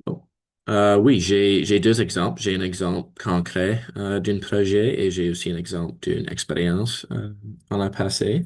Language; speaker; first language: French; non-native, learner; English